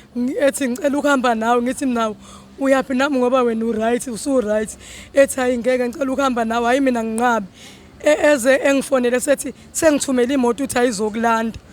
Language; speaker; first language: Zulu; native; Zulu